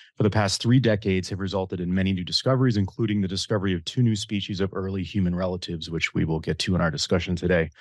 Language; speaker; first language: English; native; English